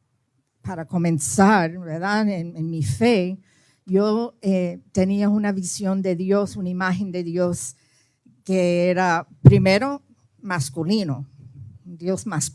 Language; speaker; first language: Spanish; early bilingual, heritage; Spanish